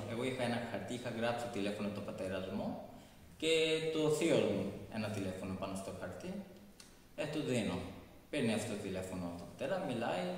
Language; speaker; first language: Greek; non-native, fluent; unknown